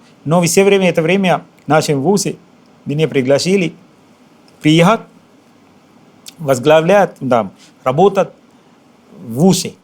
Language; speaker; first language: Russian; non-native, fluent; Sinhala